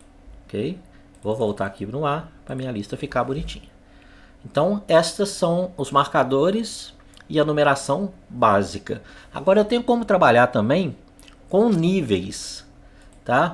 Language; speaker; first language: Portuguese; native; Portuguese